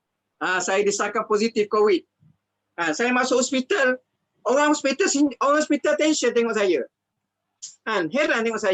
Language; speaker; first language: Malay; native; Malay